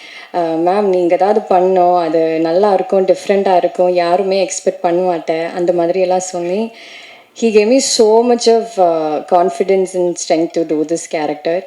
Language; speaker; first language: Tamil; non-native, learner; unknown